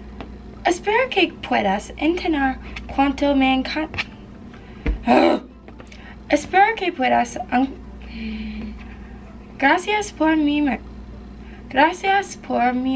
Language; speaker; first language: Spanish; non-native, learner; English